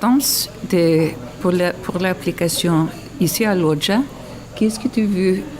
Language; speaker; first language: French; non-native, learner; English